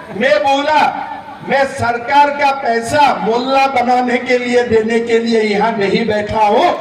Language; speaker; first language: Hindi; non-native, local second language; Assamese